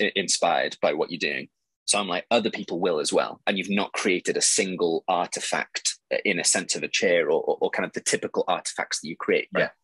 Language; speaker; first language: English; native; English